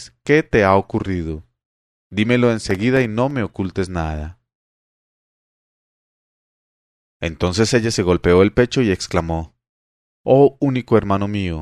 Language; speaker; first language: Spanish; native; Spanish